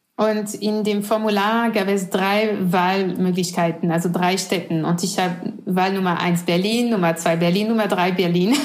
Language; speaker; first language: German; non-native, fluent; French